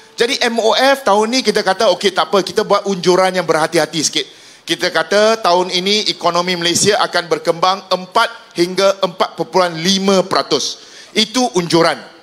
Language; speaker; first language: Malay; non-native, local second language; Min Nan Chinese